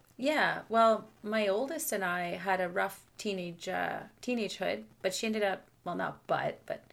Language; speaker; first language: English; non-native, fluent; French